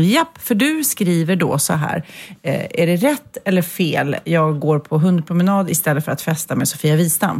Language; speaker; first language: Swedish; native; Swedish